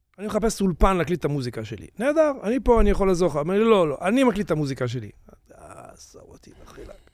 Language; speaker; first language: Hebrew; native; Hebrew